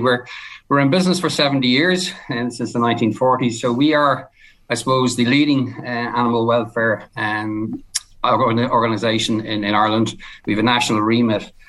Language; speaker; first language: English; native; English